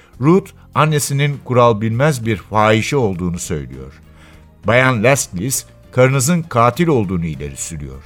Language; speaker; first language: Turkish; native; Turkish